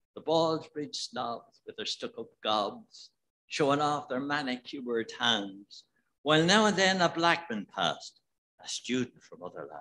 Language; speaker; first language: English; native; English